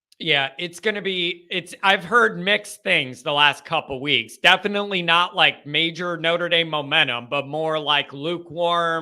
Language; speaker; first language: English; native; English